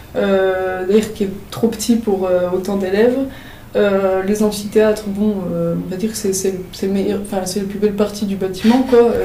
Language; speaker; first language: French; native; French